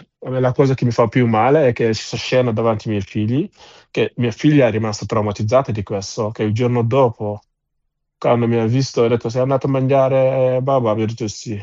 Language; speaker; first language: Italian; non-native, fluent; Wolof